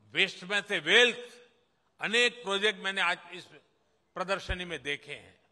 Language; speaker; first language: Hindi; non-native, local second language; Gujarati